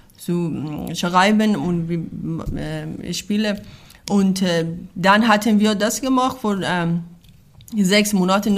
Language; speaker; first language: German; non-native, learner; Persian